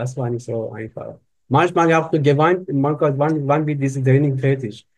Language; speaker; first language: German; non-native, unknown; Persian